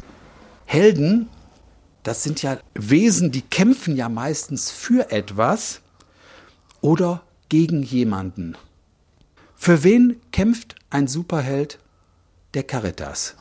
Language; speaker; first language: German; native; German